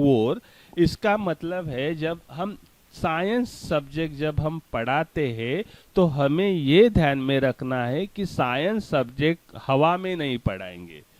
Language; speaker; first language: Hindi; non-native, local second language; Marathi